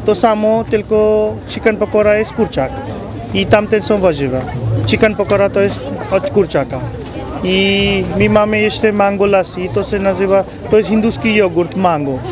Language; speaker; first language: Polish; non-native, learner; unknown